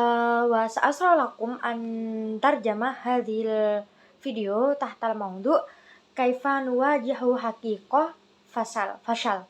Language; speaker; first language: Arabic; non-native, learner; Indonesian